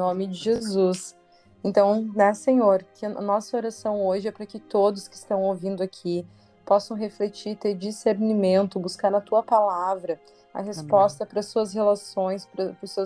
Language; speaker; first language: Portuguese; native; Portuguese